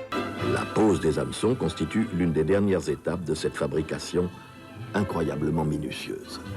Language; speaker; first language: French; native; French